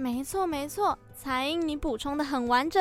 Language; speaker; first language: Chinese; native; Chinese